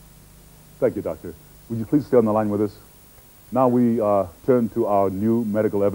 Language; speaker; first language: English; native; English